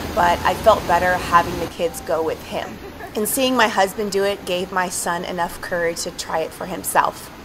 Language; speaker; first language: English; native; English